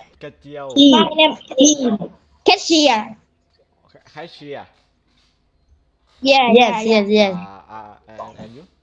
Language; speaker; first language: English; non-native, learner; Thai